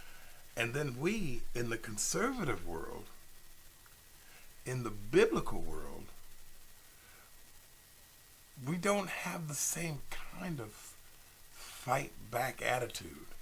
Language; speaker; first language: English; native; English